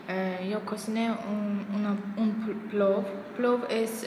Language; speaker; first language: Spanish; non-native, learner; Azerbaijani